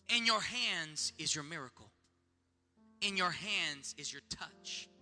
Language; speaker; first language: English; native; English